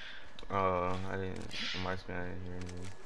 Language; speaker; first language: English; native; English